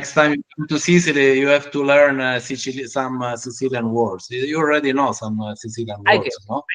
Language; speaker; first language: English; non-native, learner; Italian